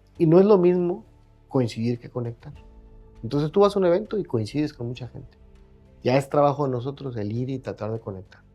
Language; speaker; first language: Spanish; native; Spanish